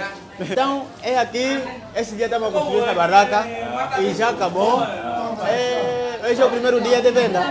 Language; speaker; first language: Portuguese; non-native, fluent; Vietnamese